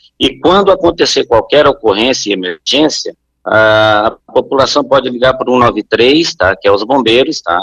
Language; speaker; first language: Portuguese; native; Portuguese